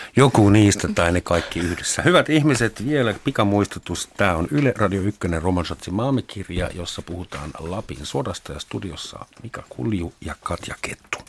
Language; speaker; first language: Finnish; non-native, fluent; German